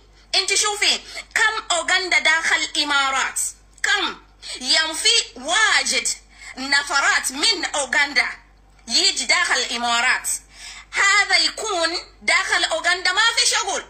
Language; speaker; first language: Arabic; non-native, learner; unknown